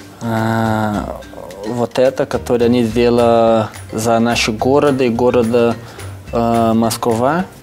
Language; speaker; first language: Russian; non-native, learner; Portuguese